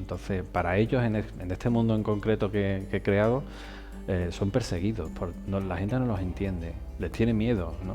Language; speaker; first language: Spanish; native; Spanish